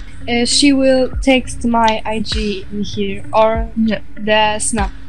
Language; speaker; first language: English; non-native, learner; Polish